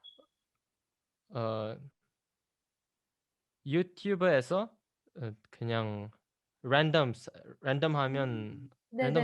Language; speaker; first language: Korean; non-native, learner; Indonesian